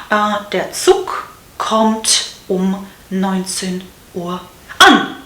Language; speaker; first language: German; non-native, fluent; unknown